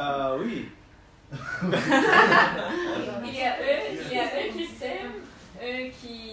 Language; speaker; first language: French; non-native, learner; English